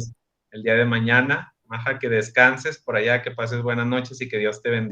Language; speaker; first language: Spanish; native; Spanish